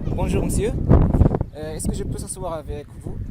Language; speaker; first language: French; non-native, learner; Arabic